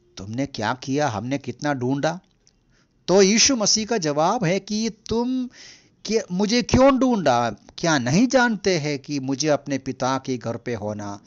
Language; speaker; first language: Hindi; non-native, local second language; Malayalam